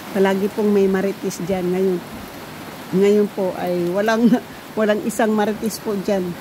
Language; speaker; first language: Filipino; non-native, local second language; Cebuano